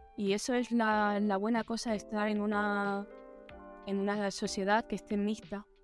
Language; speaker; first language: Spanish; early bilingual, heritage; Spanish